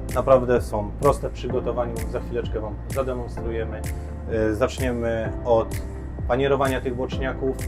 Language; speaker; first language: Polish; native; Polish